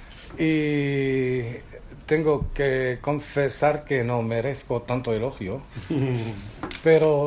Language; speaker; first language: Spanish; non-native, fluent; German